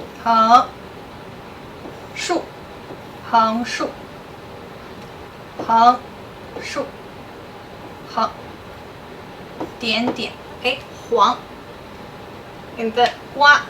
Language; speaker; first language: Chinese; non-native, fluent; English